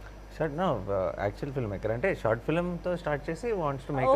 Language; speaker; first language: Telugu; native; Telugu